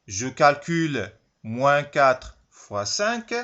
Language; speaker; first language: French; non-native, local second language; Arabic